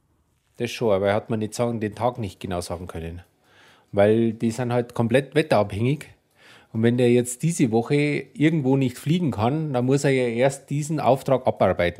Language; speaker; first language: German; native; German